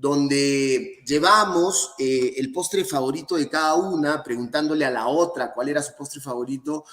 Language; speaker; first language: Spanish; native; Spanish